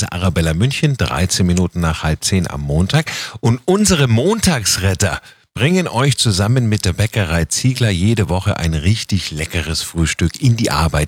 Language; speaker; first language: German; native; German